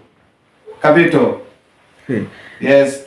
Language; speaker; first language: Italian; non-native, learner; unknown